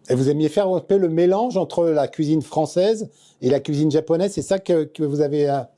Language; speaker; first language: French; native; French